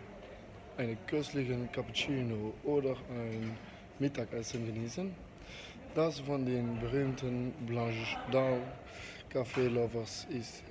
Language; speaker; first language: German; non-native, learner; Dutch